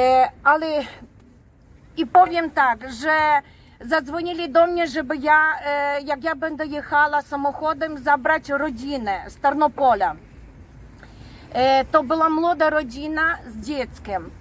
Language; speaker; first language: Polish; non-native, fluent; Ukrainian